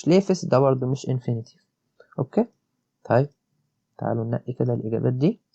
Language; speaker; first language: Arabic; native; Arabic